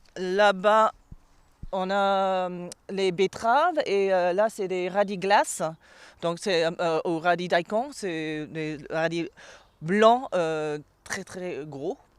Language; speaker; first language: French; non-native, fluent; English